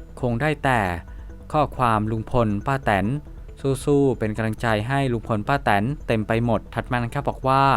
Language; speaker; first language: Thai; native; Thai